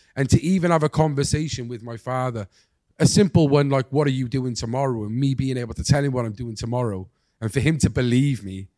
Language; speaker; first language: English; native; English